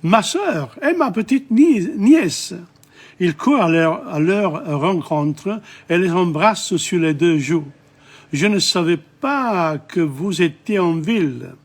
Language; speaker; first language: French; non-native, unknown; English